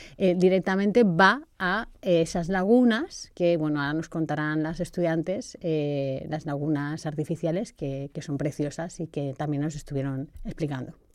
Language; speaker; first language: Spanish; native; Spanish